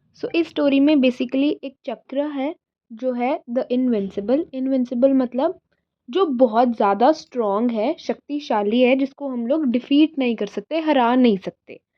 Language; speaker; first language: Hindi; native; Hindi